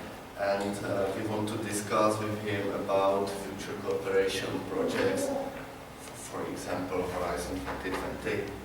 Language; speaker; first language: English; non-native, learner; Czech